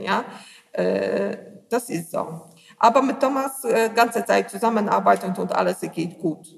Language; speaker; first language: German; non-native, learner; Polish